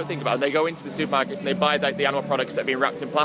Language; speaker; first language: English; native; English